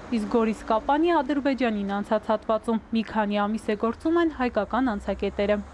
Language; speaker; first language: Armenian; native; Armenian